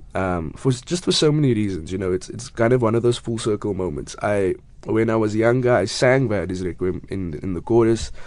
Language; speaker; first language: English; native; English